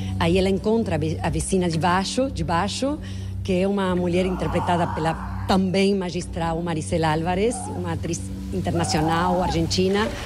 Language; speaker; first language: Portuguese; non-native, fluent; Spanish